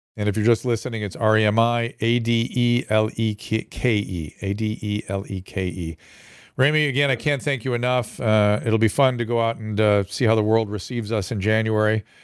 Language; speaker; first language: English; native; English